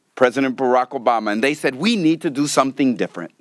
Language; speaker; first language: English; early bilingual, other home language; Spanish